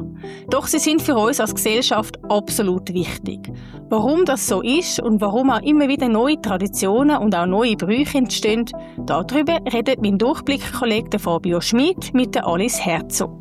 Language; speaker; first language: German; native; German